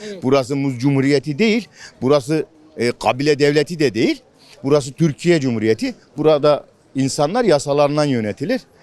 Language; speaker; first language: Turkish; native; Turkish